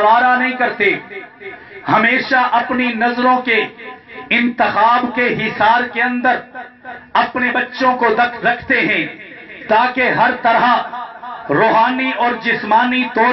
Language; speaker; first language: Urdu; non-native, local second language; Punjabi